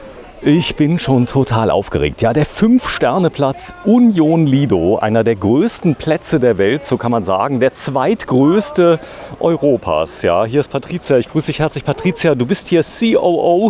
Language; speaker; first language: German; native; German